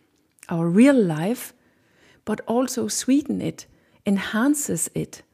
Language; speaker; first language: English; non-native, fluent; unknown